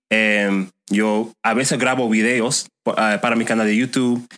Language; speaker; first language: Spanish; non-native, fluent; English